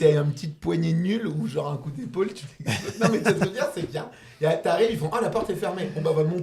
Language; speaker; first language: French; native; French